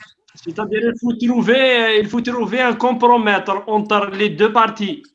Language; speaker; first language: French; non-native, learner; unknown